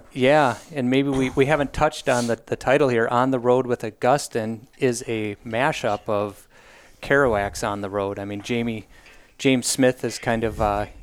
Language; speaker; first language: English; native; English